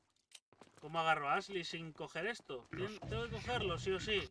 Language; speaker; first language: Spanish; native; Spanish